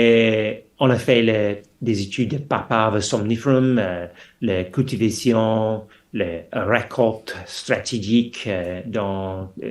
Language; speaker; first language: French; non-native, fluent; English